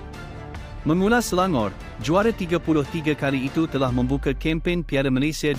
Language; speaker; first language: Malay; native; Malay